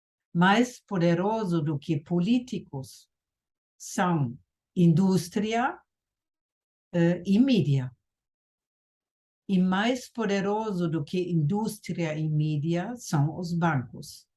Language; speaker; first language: Portuguese; non-native, fluent; German